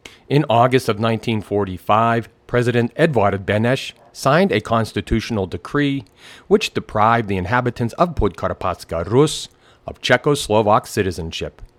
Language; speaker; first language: English; native; English